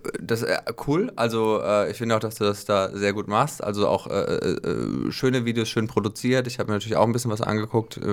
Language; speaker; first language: German; native; German